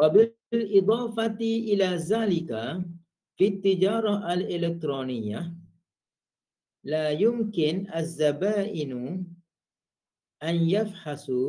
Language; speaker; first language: Arabic; non-native, fluent; Malay